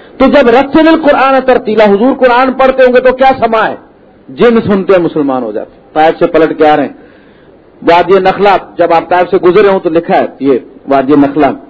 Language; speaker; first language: Urdu; non-native, local second language; Punjabi